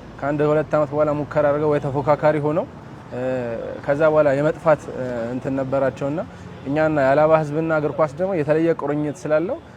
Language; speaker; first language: Amharic; non-native, local second language; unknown